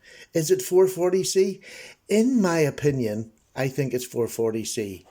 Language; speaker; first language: English; native; English